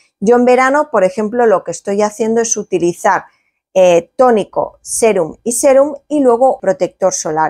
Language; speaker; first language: Spanish; native; Spanish